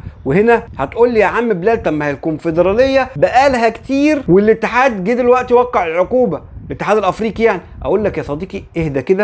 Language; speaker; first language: Arabic; native; Arabic